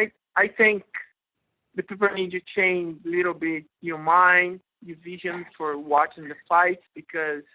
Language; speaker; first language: English; non-native, learner; Portuguese